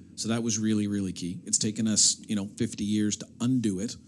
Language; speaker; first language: English; native; English